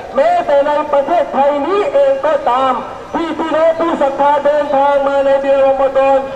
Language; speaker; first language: Thai; native; Thai